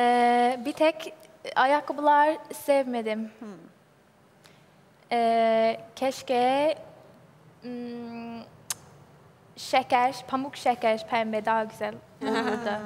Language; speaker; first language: Turkish; non-native, learner; English